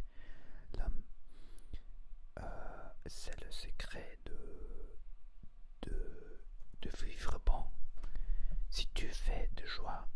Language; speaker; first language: French; non-native, learner; Spanish